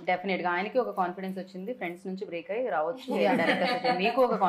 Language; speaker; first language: Telugu; native; Telugu